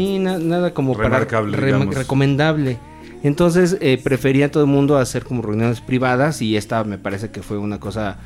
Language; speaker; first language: Spanish; native; Spanish